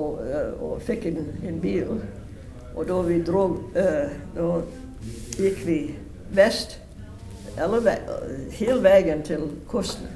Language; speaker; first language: Swedish; early bilingual, heritage; English